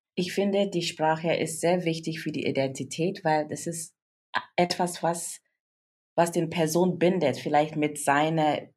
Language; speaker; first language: German; non-native, fluent; Yoruba